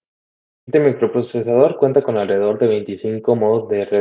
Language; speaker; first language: Spanish; native; Spanish